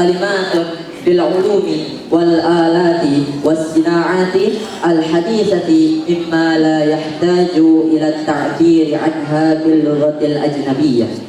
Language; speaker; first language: Arabic; non-native, learner; Indonesian